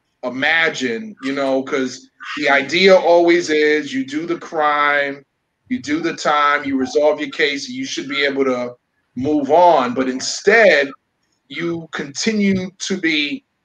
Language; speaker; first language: English; early bilingual, other home language; Spanish